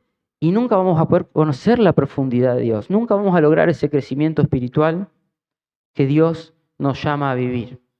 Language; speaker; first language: Spanish; native; Spanish